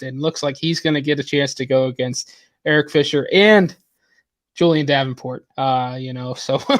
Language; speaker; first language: English; native; English